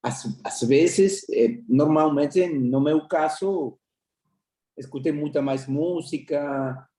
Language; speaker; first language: Portuguese; non-native, fluent; Spanish